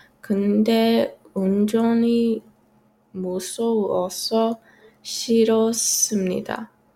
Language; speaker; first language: Korean; non-native, learner; English